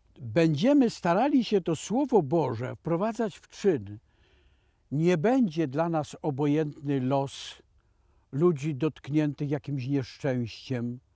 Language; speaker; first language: Polish; native; Polish